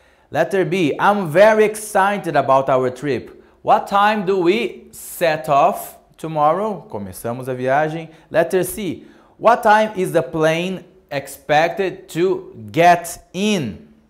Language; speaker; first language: English; non-native, fluent; Portuguese